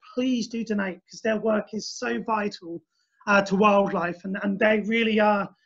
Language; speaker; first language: English; native; English